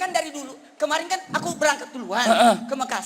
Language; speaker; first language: Indonesian; native; Indonesian